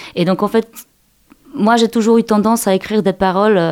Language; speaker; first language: French; non-native, fluent; Polish